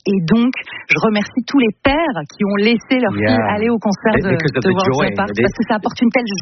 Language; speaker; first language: French; native; French